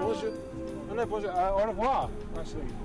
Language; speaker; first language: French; non-native, learner; English